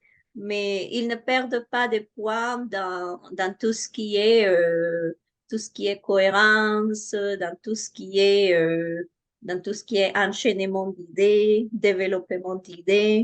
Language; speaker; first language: French; non-native, fluent; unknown